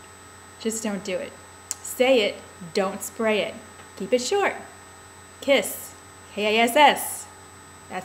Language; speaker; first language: English; native; English